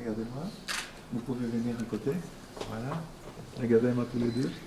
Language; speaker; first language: French; native; French